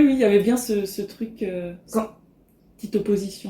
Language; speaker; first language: French; native; French